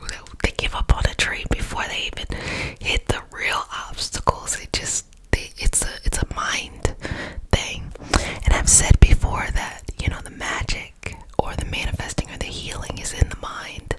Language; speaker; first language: English; native; English